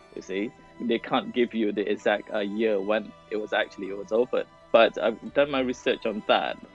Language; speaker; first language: English; non-native, local second language; Malay